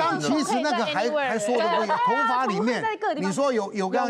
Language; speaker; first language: Chinese; native; Chinese